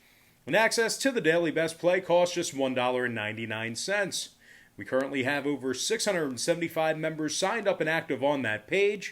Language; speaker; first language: English; native; English